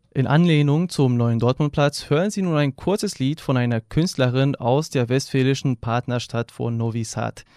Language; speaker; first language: German; non-native, fluent; Serbian